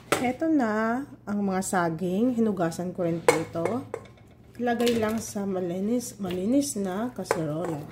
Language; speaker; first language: Filipino; non-native, local second language; Bikol